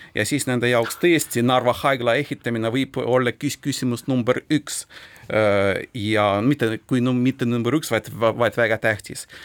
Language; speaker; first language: Estonian; non-native, local second language; Russian